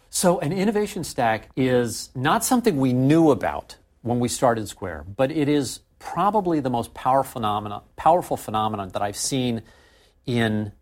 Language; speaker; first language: English; native; English